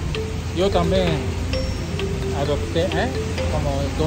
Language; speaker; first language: Spanish; non-native, learner; Japanese